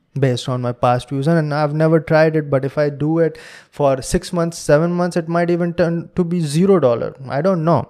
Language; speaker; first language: English; non-native, local second language; Hindi